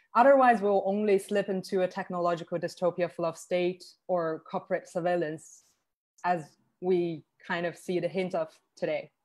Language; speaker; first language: English; non-native, fluent; Chinese